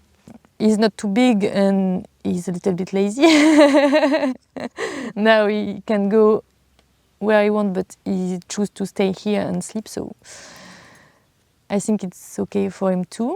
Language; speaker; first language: English; non-native, learner; French